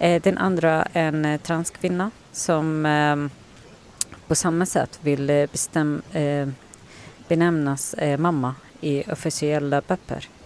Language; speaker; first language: Swedish; non-native, learner; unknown